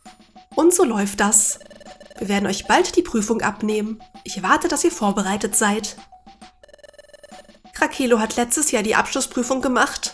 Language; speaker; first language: German; native; German